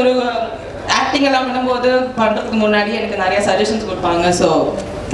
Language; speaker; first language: Tamil; non-native, local second language; Malayalam